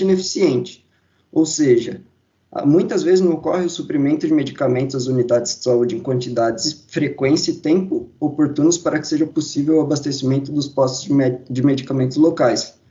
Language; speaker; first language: Portuguese; native; Portuguese